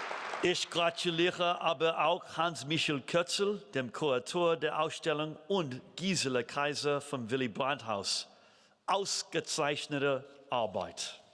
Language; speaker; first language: German; non-native, fluent; English